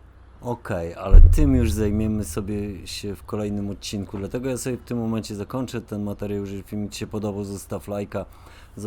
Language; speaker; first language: Polish; native; Polish